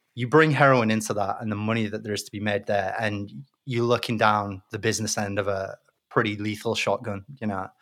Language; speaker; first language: English; native; English